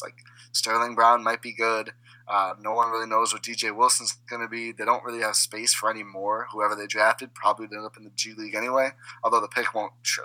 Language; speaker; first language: English; native; English